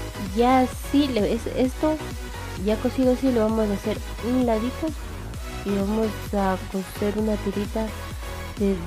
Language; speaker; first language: Spanish; native; Spanish